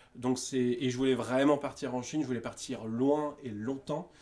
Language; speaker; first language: French; native; French